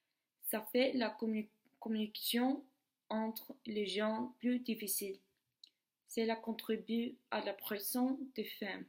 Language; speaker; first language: French; non-native, learner; Swedish